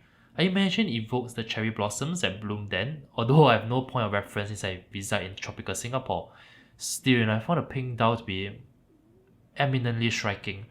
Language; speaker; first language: English; native; English